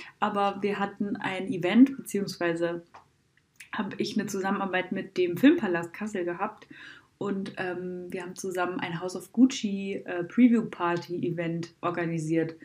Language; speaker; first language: German; native; German